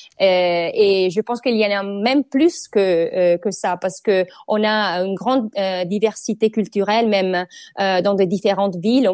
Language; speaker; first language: French; non-native, fluent; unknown